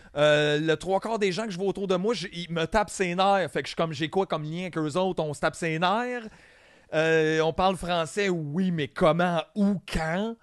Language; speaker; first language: French; native; French